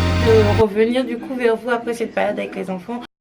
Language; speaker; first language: French; native; French